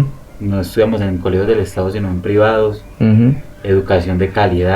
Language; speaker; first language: Spanish; native; Spanish